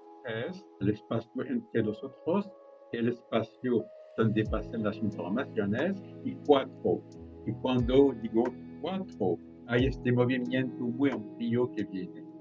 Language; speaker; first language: Spanish; non-native, fluent; French